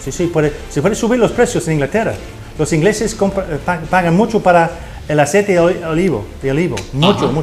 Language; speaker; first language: Spanish; non-native, fluent; English